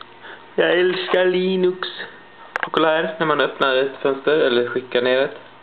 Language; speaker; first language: Swedish; native; Swedish